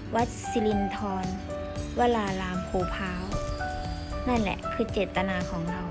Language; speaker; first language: Thai; native; Thai